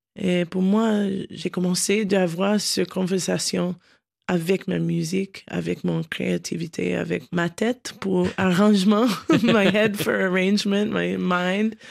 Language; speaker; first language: French; non-native, learner; English